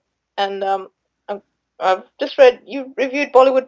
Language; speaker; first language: English; non-native, local second language; Sinhala